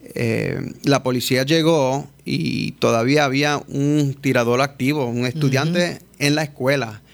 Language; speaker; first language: Spanish; early bilingual, heritage; Spanish